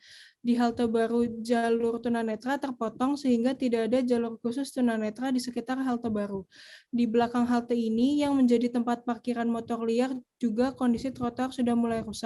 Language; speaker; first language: Indonesian; native; Indonesian